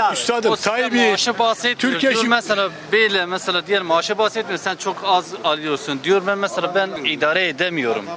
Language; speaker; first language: Turkish; native; Turkish